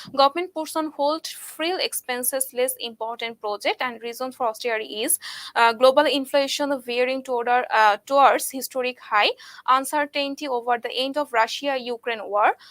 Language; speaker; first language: English; non-native, local second language; Bangla